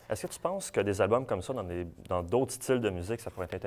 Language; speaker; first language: French; native; French